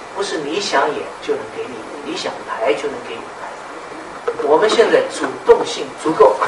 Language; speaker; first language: Chinese; native; Chinese